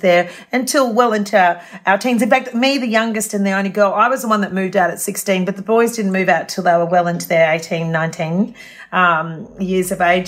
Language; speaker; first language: English; native; English